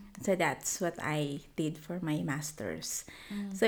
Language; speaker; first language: English; non-native, local second language; Filipino